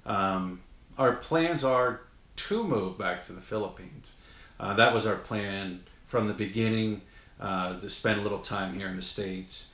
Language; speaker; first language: English; native; English